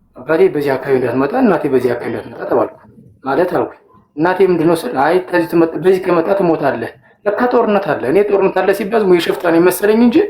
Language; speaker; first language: Amharic; native; Amharic